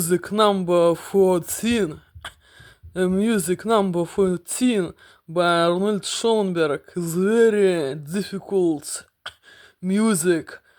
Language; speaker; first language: English; non-native, learner; Russian